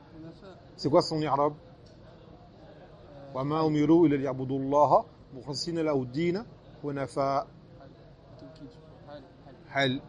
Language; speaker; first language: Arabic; non-native, fluent; French